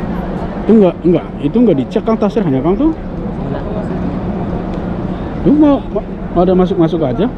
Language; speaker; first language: Indonesian; non-native, local second language; Javanese